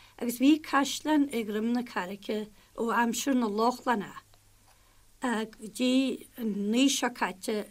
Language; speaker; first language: Irish; native; Irish